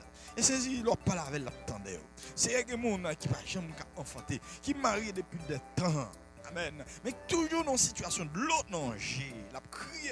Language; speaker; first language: French; non-native, local second language; Haitian Creole